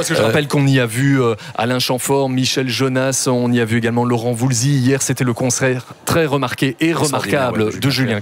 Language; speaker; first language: French; native; French